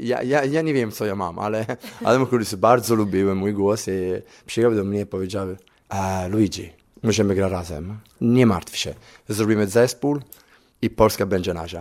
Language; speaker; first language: Polish; non-native, learner; Italian